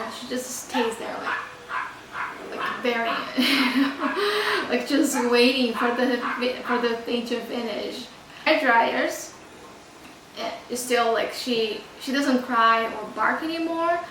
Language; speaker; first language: English; non-native, fluent; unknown